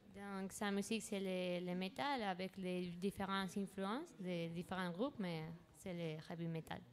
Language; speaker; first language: French; non-native, fluent; Spanish